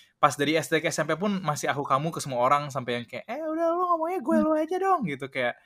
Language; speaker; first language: Indonesian; early bilingual, heritage; Indonesian